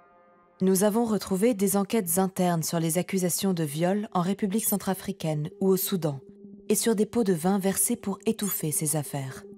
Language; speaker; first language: French; native; French